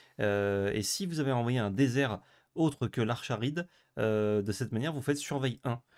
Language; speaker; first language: French; native; French